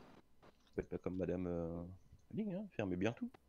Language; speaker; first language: French; native; French